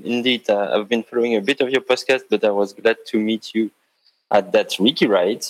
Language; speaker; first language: English; non-native, fluent; French